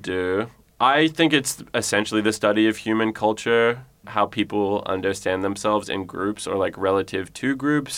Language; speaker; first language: English; native; English